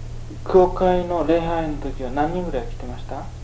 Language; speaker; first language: Japanese; early bilingual, heritage; Japanese